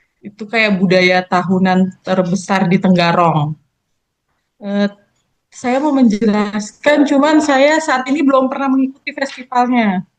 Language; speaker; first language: Indonesian; native; Indonesian